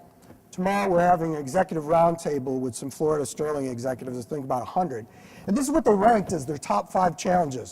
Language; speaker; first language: English; native; English